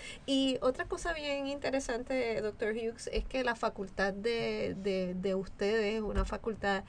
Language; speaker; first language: Spanish; native; Spanish